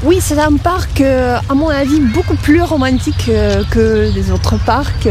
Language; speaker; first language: French; non-native, fluent; Russian